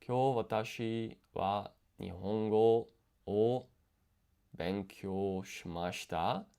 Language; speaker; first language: Japanese; non-native, learner; English